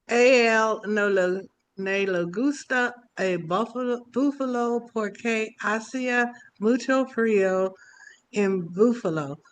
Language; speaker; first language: Spanish; non-native, learner; English